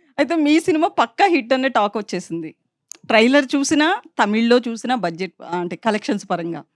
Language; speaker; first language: Telugu; native; Telugu